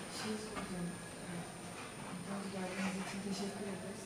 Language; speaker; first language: Turkish; native; Turkish